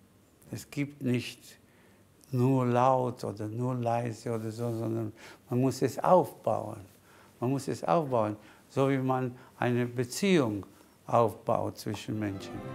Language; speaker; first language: German; non-native, fluent; Spanish